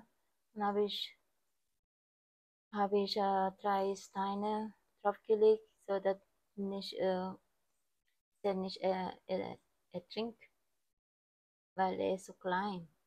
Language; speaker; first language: German; non-native, learner; Filipino